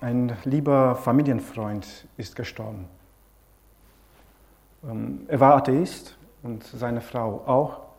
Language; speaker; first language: German; non-native, fluent; Romanian